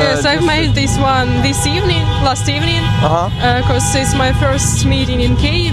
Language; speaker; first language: English; non-native, fluent; Ukrainian